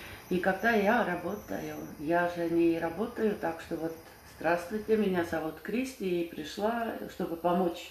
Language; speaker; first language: Russian; non-native, fluent; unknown